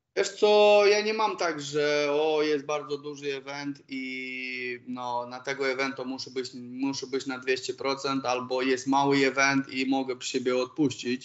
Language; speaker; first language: Polish; non-native, fluent; Romanian